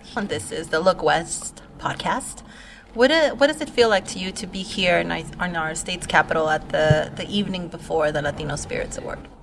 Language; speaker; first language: English; native; English